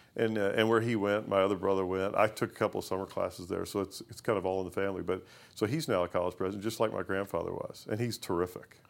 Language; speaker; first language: English; native; English